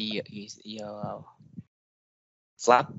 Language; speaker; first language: English; non-native, learner; Vietnamese